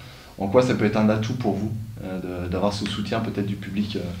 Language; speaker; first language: French; native; French